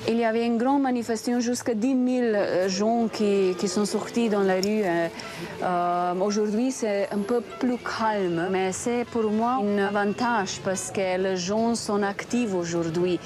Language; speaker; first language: French; non-native, fluent; Slovenian